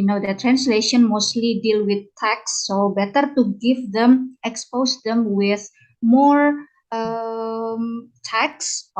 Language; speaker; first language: English; non-native, fluent; Indonesian